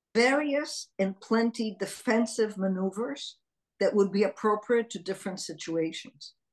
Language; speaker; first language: English; early bilingual, other home language; Hebrew